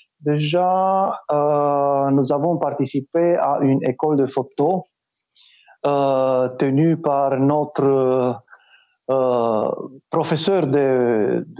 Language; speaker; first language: French; non-native, fluent; Romanian